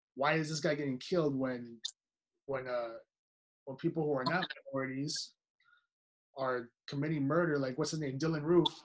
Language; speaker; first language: English; early bilingual, other home language; Spanish